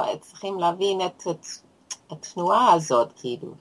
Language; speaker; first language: Hebrew; non-native, fluent; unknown